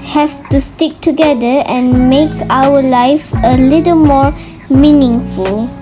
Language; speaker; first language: English; non-native, local second language; Malay